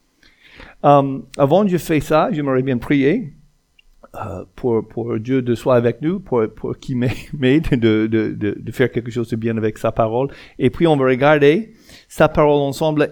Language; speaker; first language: French; non-native, fluent; English